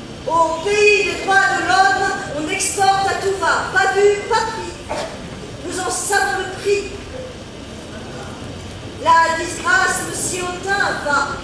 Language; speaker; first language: French; native; French